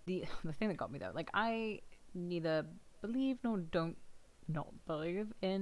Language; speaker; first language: English; native; English